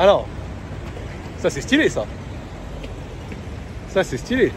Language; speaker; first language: French; native; French